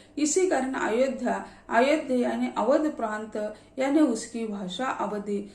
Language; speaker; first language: Hindi; non-native, local second language; Marathi